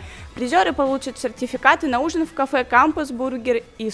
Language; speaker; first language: Russian; native; Russian